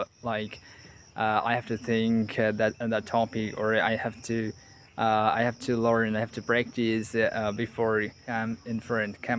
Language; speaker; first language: English; non-native, learner; Bangla